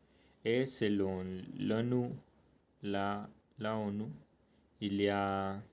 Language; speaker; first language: French; non-native, learner; Spanish